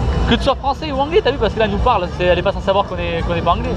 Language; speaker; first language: French; native; French